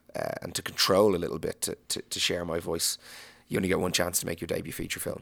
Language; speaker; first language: English; native; English